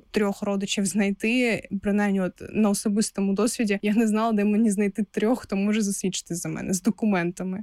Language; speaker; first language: Ukrainian; non-native, local second language; Russian